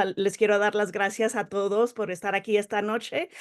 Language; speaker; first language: Spanish; early bilingual, heritage; Spanish